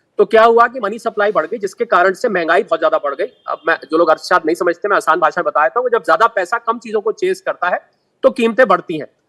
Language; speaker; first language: Hindi; native; Hindi